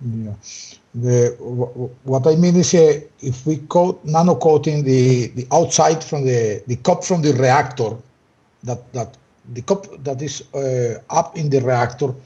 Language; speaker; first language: English; non-native, learner; Spanish